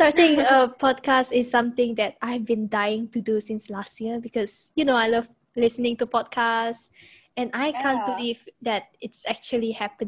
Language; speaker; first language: English; non-native, local second language; Malay